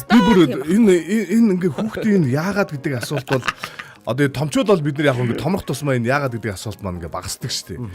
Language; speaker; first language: Mongolian; native; Mongolian